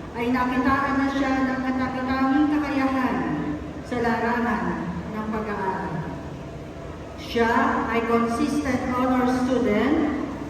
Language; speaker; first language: Filipino; native; Filipino